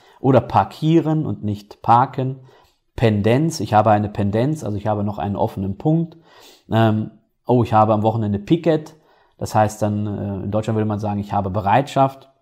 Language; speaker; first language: German; native; German